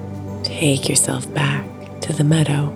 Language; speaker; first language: English; native; English